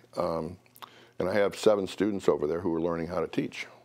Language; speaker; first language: English; native; English